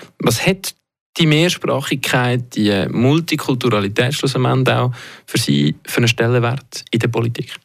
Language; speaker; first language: German; native; German